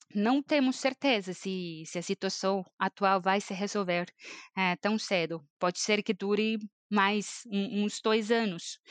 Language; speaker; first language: Portuguese; non-native, fluent; Estonian